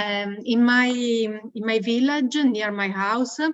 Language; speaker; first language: English; non-native, learner; Italian